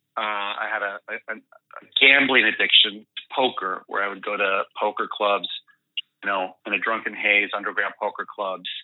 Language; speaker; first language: English; early bilingual, other home language; Spanish